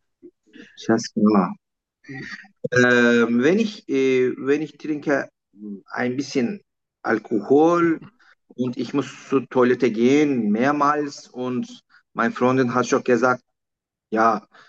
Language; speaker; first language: German; non-native, learner; Turkish